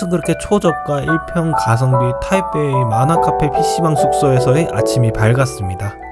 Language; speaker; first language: Korean; native; Korean